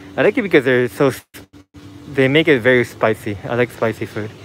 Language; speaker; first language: English; non-native, fluent; Japanese